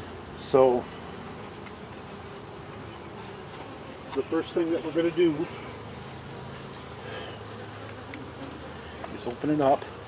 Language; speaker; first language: English; native; English